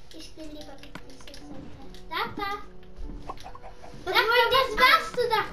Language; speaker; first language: German; non-native, learner; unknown